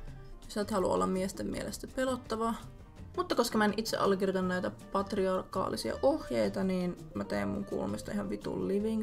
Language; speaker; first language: Finnish; native; Finnish